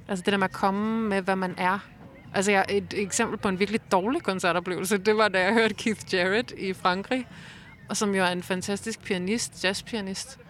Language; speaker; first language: Danish; native; Danish